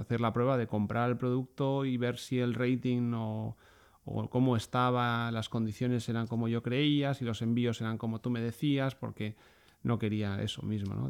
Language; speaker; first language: Spanish; native; Spanish